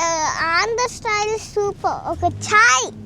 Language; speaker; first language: Telugu; early bilingual, heritage; Telugu